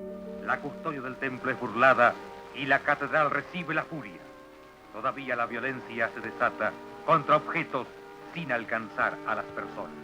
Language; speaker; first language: Spanish; native; Spanish